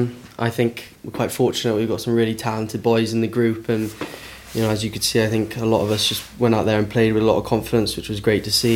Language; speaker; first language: English; native; English